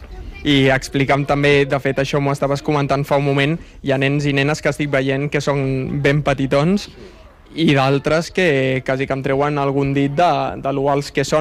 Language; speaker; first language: Catalan; native; Catalan